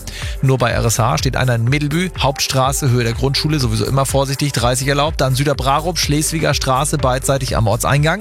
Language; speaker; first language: German; native; German